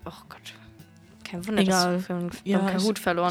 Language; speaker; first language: German; native; German